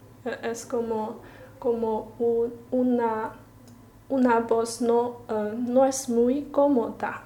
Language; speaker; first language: Spanish; non-native, learner; Chinese